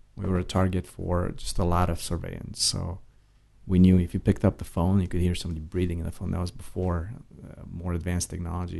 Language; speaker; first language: English; non-native, fluent; Romanian